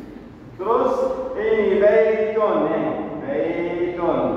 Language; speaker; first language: Indonesian; non-native, learner; Arabic